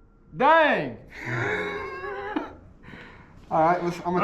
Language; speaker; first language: English; native; English